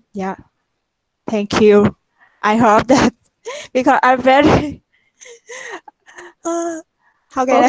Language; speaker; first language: English; non-native, learner; Vietnamese